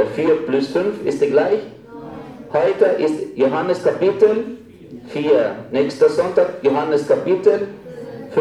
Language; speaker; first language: German; non-native, fluent; Arabic